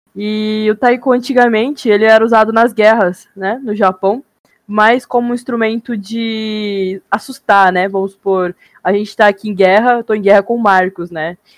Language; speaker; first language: Portuguese; early bilingual, heritage; Japanese